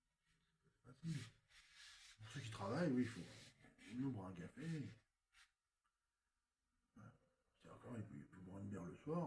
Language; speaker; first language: French; native; French